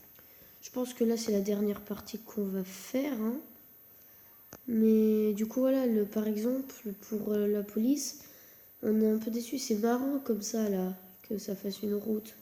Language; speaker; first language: French; native; French